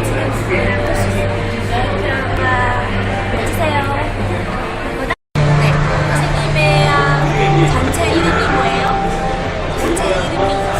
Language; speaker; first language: Korean; non-native, learner; Vietnamese